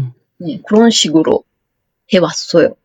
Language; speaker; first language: Korean; non-native, fluent; Japanese